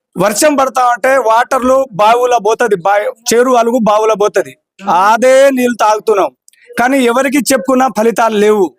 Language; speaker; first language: Telugu; non-native, local second language; Lambadi